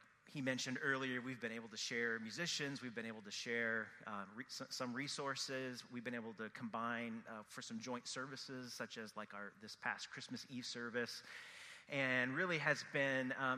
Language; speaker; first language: English; native; English